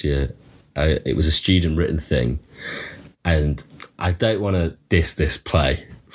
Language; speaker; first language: English; native; English